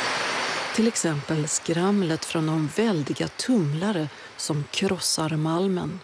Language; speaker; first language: Swedish; native; Swedish